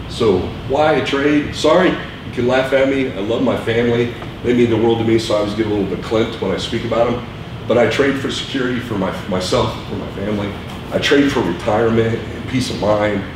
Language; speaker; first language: English; native; English